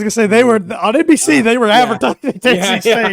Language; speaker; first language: English; native; English